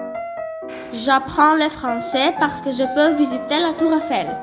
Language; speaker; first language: French; non-native, learner; Greek